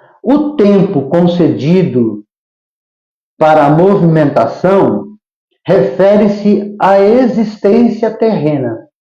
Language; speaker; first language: Portuguese; native; Portuguese